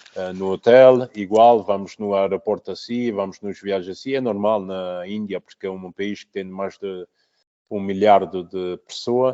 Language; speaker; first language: Portuguese; early bilingual, heritage; Portuguese